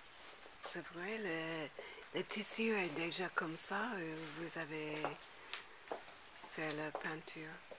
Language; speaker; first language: French; non-native, learner; English